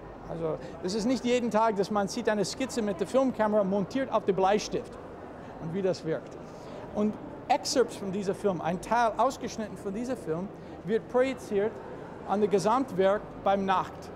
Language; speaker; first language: German; non-native, fluent; English